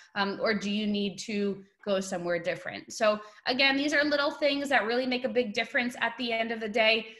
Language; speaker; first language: English; native; English